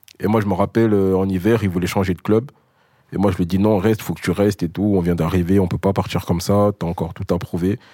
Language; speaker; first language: French; early bilingual, other home language; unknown